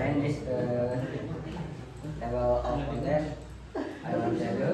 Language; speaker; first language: English; non-native, learner; Indonesian